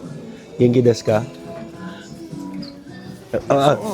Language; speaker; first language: Japanese; non-native, learner; Filipino